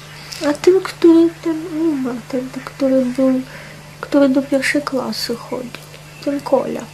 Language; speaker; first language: Polish; non-native, fluent; Russian